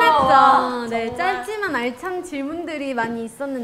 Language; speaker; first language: Korean; native; Korean